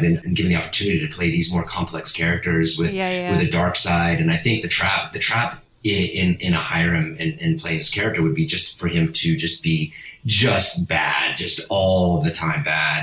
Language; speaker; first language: English; non-native, fluent; Italian